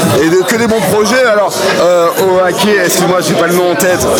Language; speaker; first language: French; native; French